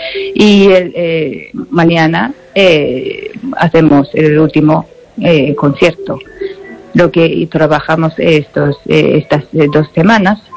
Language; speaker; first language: Spanish; non-native, learner; Japanese